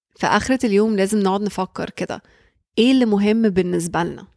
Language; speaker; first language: Arabic; early bilingual, heritage; Arabic